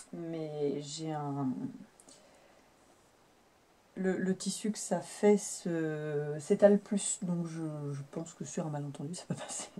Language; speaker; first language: French; native; French